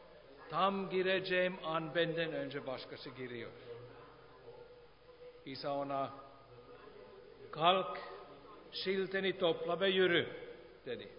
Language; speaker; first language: Turkish; non-native, fluent; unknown